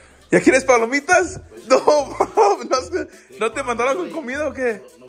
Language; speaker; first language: Spanish; early bilingual, heritage; Spanish